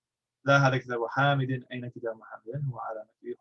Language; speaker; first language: Arabic; non-native, fluent; English